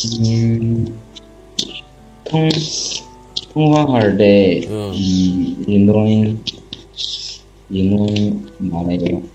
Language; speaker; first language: Korean; non-native, learner; Chinese